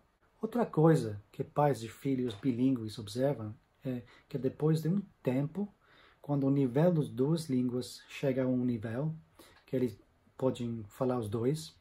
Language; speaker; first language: Portuguese; non-native, fluent; English